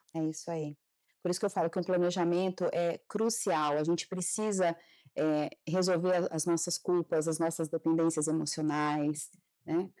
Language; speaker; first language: Portuguese; native; Portuguese